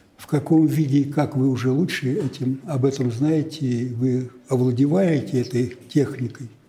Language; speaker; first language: Russian; native; Russian